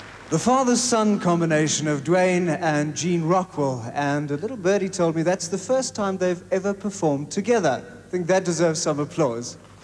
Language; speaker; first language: English; non-native, local second language; Afrikaans